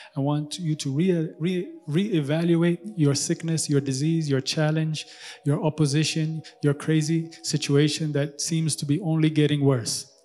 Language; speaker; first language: English; non-native, local second language; Amharic